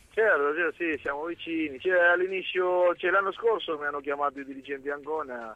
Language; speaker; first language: Italian; non-native, fluent; Spanish